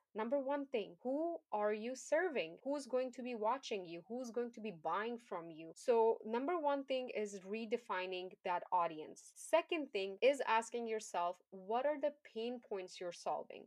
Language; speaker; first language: English; non-native, fluent; Persian